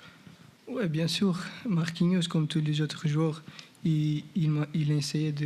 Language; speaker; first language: French; non-native, fluent; Portuguese